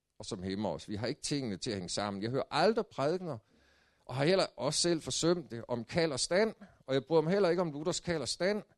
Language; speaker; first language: Danish; native; Danish